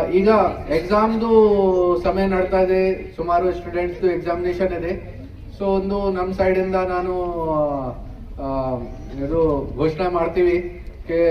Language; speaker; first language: Kannada; non-native, local second language; Hindi